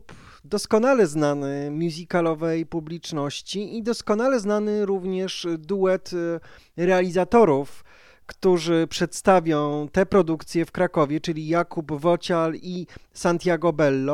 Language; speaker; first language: Polish; native; Polish